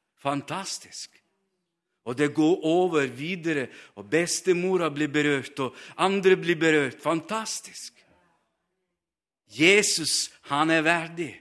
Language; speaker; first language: Norwegian; non-native, fluent; Ukrainian